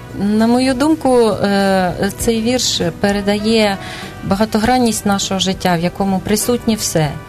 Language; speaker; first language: Ukrainian; native; Ukrainian